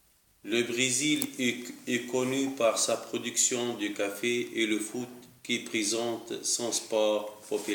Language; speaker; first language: French; non-native, learner; Arabic